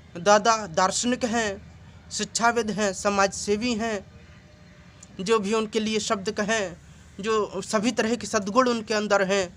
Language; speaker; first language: Hindi; native; Hindi